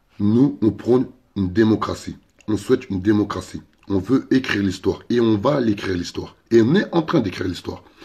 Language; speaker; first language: French; early bilingual, other home language; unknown